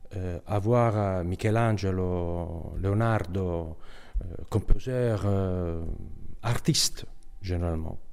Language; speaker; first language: French; non-native, learner; Italian